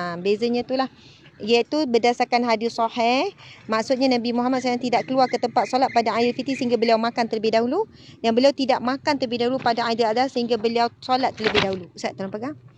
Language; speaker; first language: Malay; native; Malay